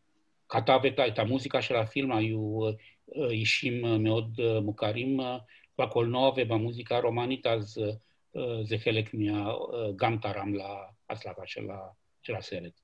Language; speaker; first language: Hebrew; non-native, fluent; Romanian